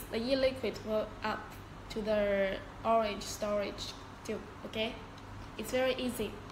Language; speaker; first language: English; non-native, learner; Chinese